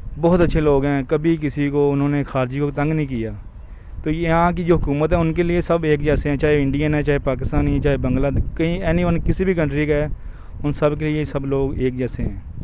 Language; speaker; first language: Urdu; non-native, local second language; Punjabi